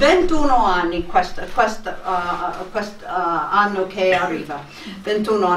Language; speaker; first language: Italian; non-native, fluent; English